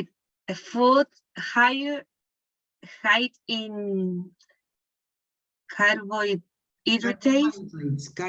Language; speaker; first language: English; non-native, learner; Spanish